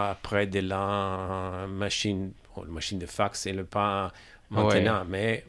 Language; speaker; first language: French; non-native, learner; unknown